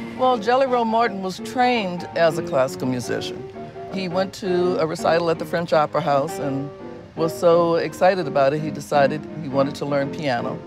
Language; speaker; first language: English; native; English